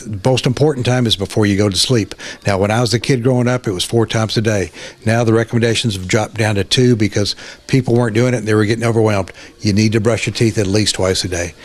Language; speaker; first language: English; native; English